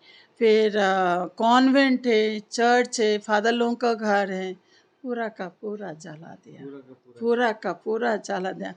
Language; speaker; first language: Hindi; non-native, local second language; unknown